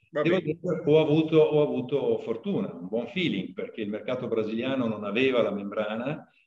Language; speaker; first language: Italian; early bilingual, other home language; Portuguese